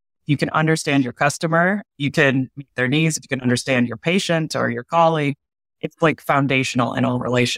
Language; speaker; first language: English; native; English